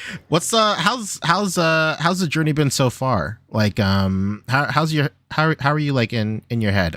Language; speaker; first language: English; native; English